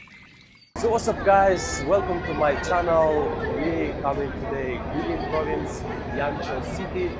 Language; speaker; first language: English; non-native, learner; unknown